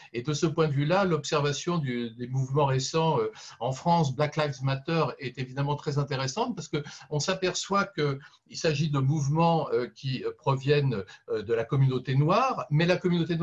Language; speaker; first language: French; native; French